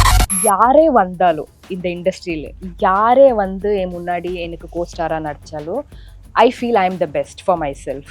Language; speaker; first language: Tamil; non-native, local second language; Kannada